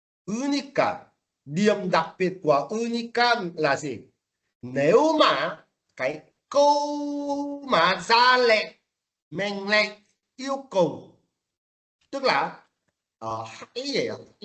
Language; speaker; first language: Vietnamese; non-native, fluent; Korean